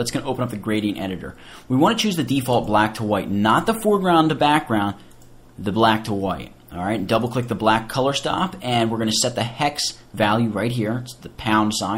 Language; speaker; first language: English; native; English